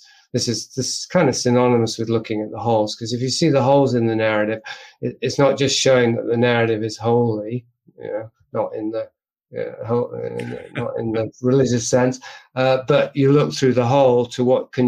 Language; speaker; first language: English; native; English